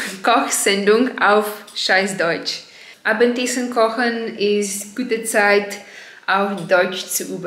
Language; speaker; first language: German; non-native, learner; Slovenian